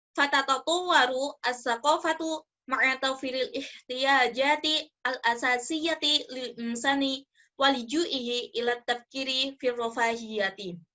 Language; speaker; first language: Arabic; non-native, learner; Indonesian